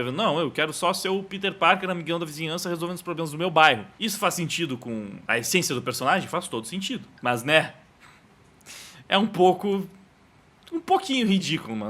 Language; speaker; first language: Portuguese; native; Portuguese